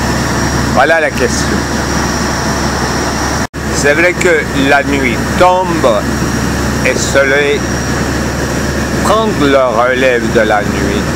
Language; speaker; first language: French; non-native, fluent; Turkish